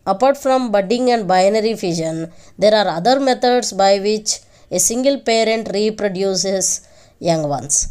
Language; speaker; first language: English; non-native, local second language; Telugu